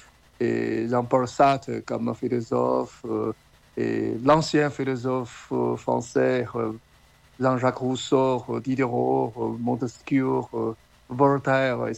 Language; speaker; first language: French; non-native, learner; Chinese